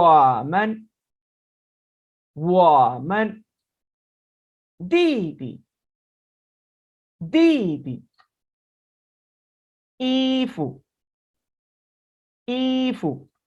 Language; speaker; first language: Chinese; non-native, fluent; Urdu